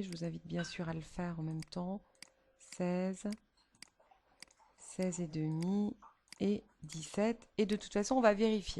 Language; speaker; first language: French; native; French